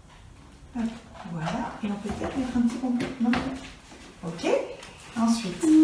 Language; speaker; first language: French; native; French